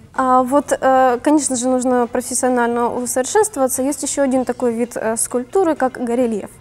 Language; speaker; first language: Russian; native; Russian